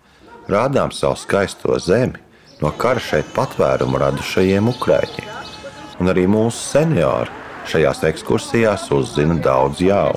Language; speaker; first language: Latvian; native; Latvian